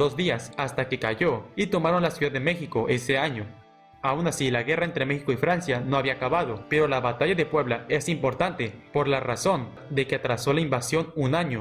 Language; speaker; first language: Spanish; native; Spanish